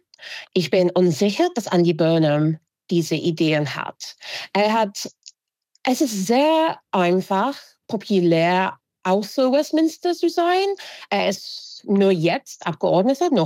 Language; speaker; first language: German; non-native, fluent; English